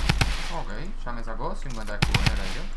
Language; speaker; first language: Spanish; native; Spanish